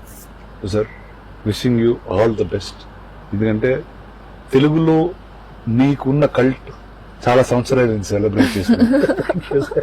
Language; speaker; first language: Telugu; native; Telugu